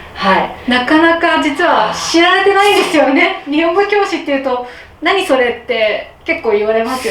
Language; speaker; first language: Japanese; native; Japanese